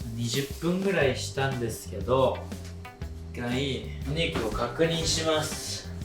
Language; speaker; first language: Japanese; early bilingual, other home language; Filipino